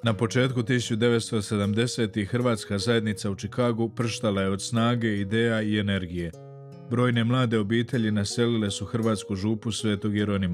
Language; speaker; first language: Croatian; native; Croatian